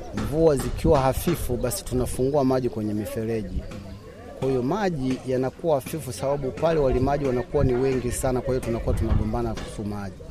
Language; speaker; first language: Swahili; non-native, local second language; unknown